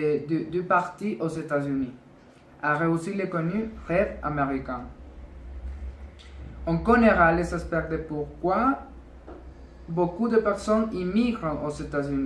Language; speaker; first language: French; non-native, learner; Spanish